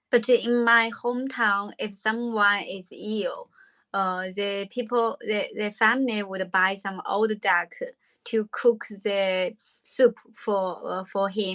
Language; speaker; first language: English; non-native, learner; Chinese